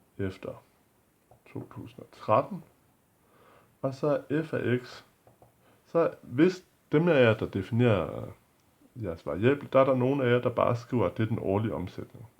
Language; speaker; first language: Danish; native; Danish